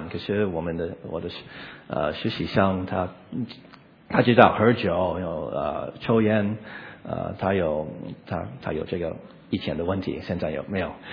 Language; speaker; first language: Chinese; non-native, learner; English